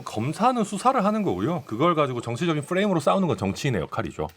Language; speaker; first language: Korean; native; Korean